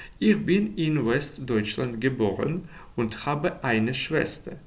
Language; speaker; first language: German; non-native, fluent; Ukrainian